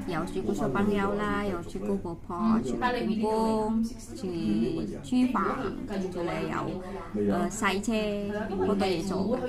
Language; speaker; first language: Cantonese; non-native, learner; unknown